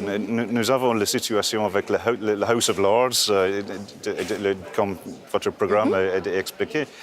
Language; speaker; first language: French; non-native, fluent; English